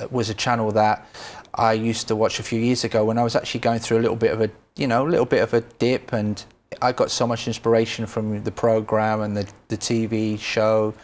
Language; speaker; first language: English; native; English